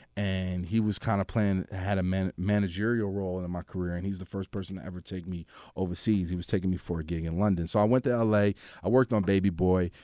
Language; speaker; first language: English; native; English